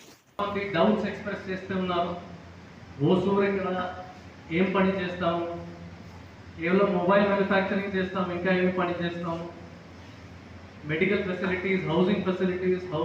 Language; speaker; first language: Telugu; non-native, fluent; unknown